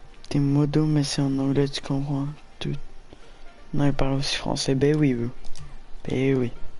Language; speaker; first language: French; native; French